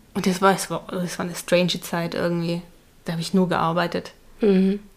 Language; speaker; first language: German; early bilingual, other home language; Hungarian